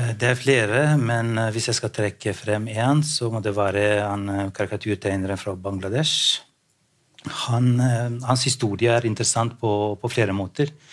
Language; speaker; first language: Norwegian; non-native, fluent; Albanian